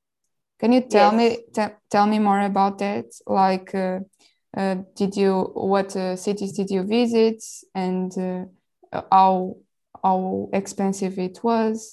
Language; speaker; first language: English; non-native, local second language; Portuguese